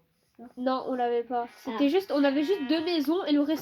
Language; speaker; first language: French; native; French